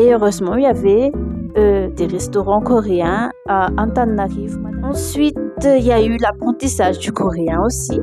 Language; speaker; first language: French; non-native, local second language; Malagasy